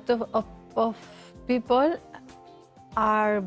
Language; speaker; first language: English; non-native, learner; Spanish